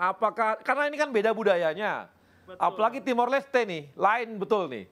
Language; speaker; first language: Indonesian; native; Indonesian